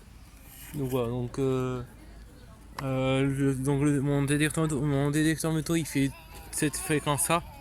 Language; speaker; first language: French; native; French